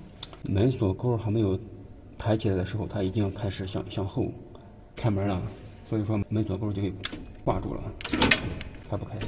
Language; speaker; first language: Chinese; native; Chinese